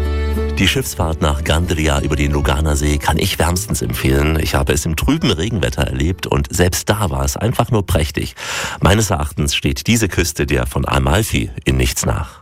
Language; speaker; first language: German; native; German